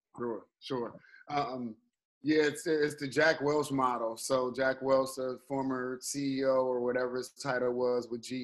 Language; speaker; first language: English; native; English